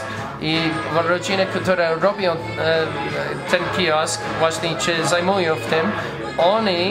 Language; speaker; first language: Polish; non-native, learner; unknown